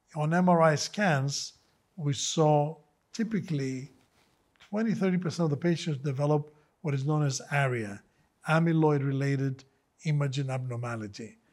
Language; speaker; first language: English; non-native, fluent; Greek